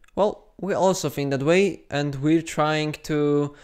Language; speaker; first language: English; non-native, fluent; Polish